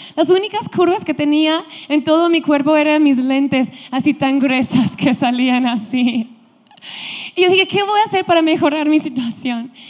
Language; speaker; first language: Spanish; non-native, fluent; English